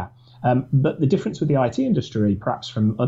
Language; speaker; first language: English; native; English